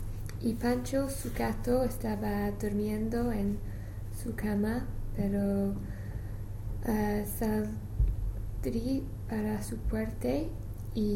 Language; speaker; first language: Spanish; non-native, learner; English